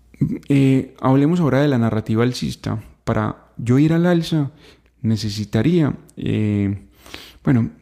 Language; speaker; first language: Spanish; native; Spanish